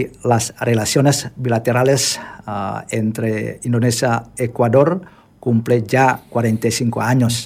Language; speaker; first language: Spanish; non-native, fluent; Indonesian